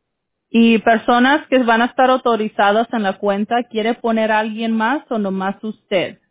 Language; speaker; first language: Spanish; early bilingual, heritage; Spanish